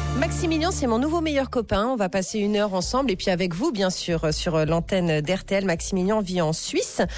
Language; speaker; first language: French; native; French